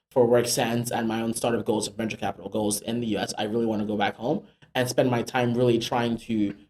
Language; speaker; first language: English; non-native, local second language; Yoruba